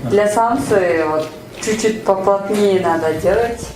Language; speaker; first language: Russian; non-native, local second language; Kyrgyz